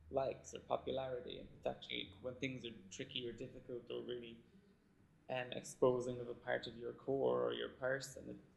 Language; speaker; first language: English; native; English